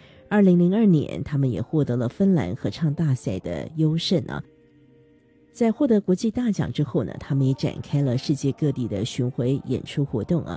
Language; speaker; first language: Chinese; native; Chinese